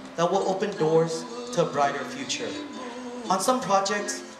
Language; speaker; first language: English; early bilingual, other home language; Vietnamese